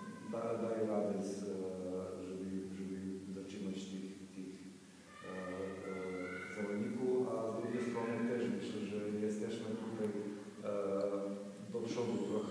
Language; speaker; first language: Polish; non-native, fluent; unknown